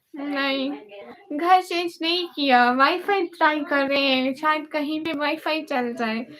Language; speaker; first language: Urdu; non-native, local second language; Punjabi